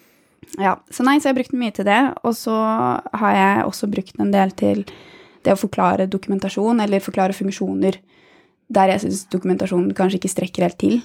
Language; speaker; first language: Norwegian; native; Norwegian